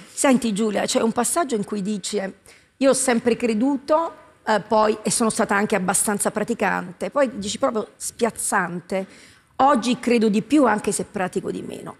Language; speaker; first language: Italian; native; Italian